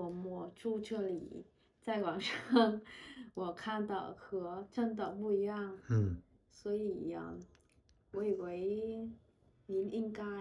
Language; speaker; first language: Chinese; non-native, learner; Vietnamese